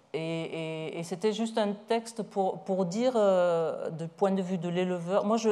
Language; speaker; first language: French; native; French